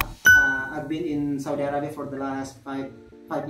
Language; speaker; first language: English; non-native, learner; Indonesian